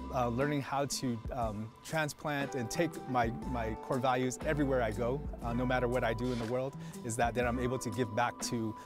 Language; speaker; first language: English; native; English